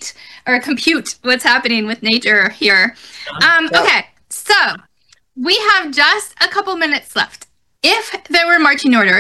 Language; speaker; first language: English; native; English